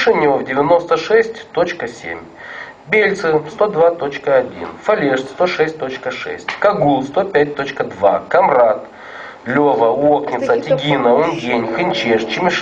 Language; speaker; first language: Russian; non-native, local second language; Romanian